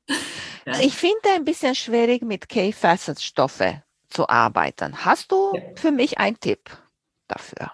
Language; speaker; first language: German; non-native, fluent; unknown